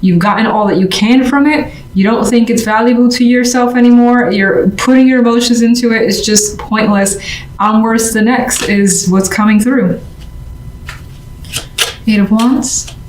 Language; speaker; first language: English; native; English